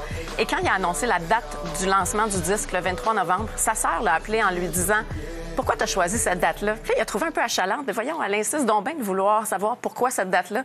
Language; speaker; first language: French; native; French